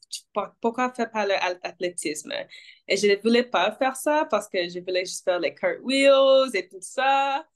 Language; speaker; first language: French; non-native, local second language; English